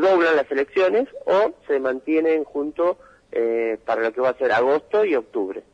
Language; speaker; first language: Spanish; native; Spanish